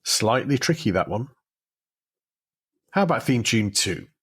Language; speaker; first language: English; native; English